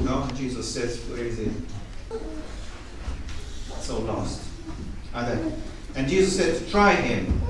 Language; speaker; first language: English; non-native, fluent; Italian